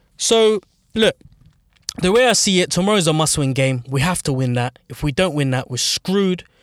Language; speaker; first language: English; native; English